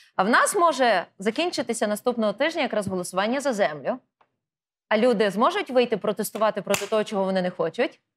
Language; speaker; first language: Ukrainian; native; Ukrainian